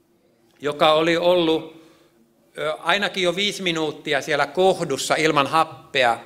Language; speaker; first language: Finnish; native; Finnish